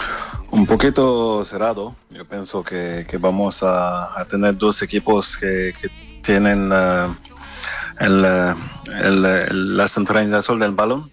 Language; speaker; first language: Spanish; non-native, fluent; French